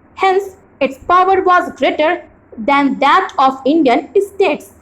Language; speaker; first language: English; non-native, local second language; Hindi